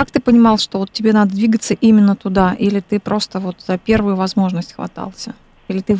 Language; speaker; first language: Russian; native; Russian